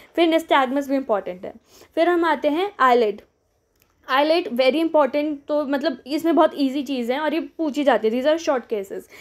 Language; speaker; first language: Hindi; native; Hindi